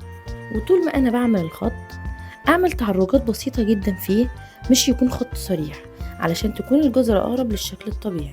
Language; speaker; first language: Arabic; native; Arabic